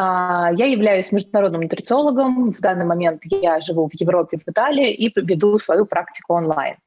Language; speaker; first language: Russian; native; Russian